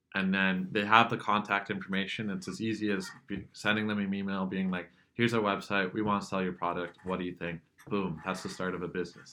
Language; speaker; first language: English; native; English